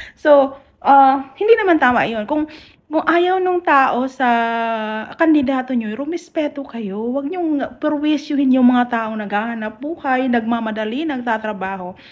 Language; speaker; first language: Filipino; non-native, local second language; Cebuano